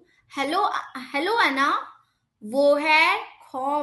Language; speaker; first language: German; non-native, fluent; Hindi